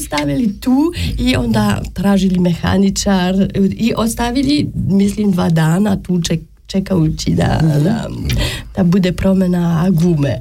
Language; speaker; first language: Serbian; non-native, learner; French